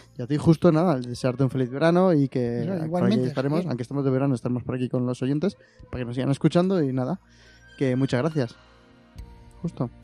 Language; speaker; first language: Spanish; native; Spanish